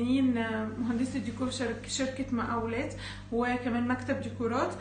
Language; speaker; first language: Arabic; native; Arabic